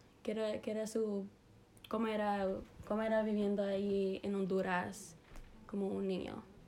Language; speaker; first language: Spanish; early bilingual, heritage; Spanish